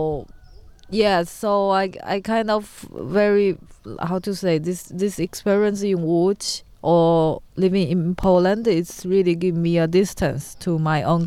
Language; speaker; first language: English; non-native, learner; Chinese